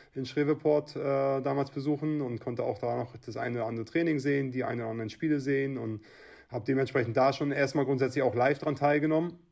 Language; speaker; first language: German; native; German